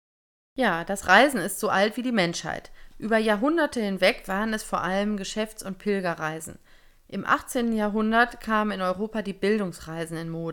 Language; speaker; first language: German; native; German